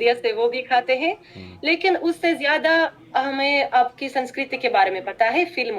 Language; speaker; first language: Hindi; non-native, fluent; Russian